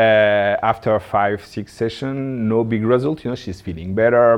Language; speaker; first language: English; non-native, learner; French